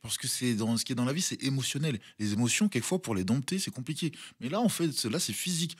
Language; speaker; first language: French; early bilingual, other home language; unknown